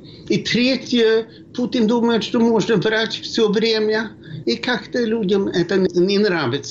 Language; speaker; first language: Russian; non-native, fluent; Swedish